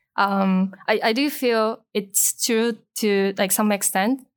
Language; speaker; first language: English; non-native, fluent; Japanese